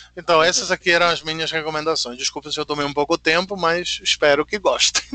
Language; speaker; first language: Portuguese; non-native, fluent; Italian